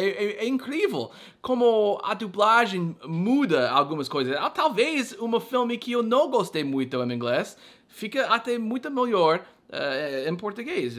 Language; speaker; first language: Portuguese; non-native, fluent; English